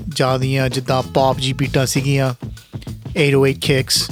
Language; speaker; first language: Punjabi; early bilingual, heritage; Punjabi